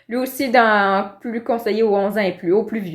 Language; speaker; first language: French; native; French